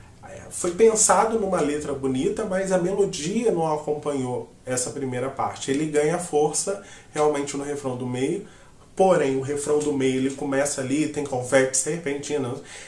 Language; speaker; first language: Portuguese; native; Portuguese